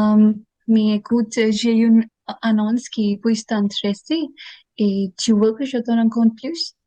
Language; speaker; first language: French; non-native, learner; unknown